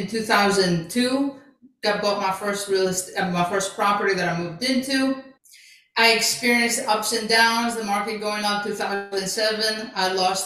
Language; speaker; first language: English; early bilingual, other home language; Greek